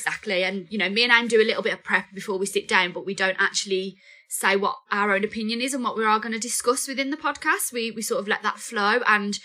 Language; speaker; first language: English; native; English